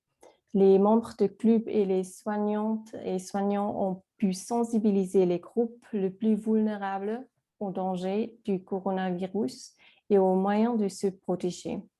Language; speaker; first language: French; non-native, fluent; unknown